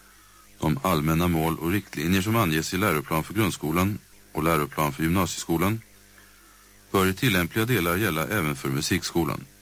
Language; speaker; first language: Swedish; native; Swedish